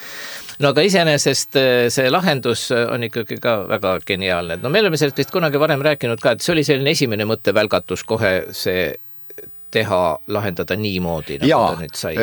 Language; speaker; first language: Estonian; native; Estonian